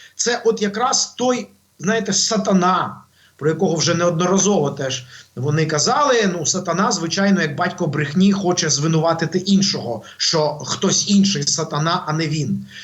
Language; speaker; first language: Ukrainian; non-native, local second language; Russian